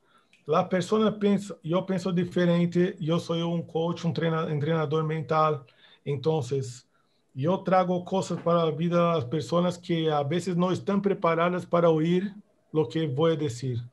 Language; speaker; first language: Spanish; non-native, fluent; Portuguese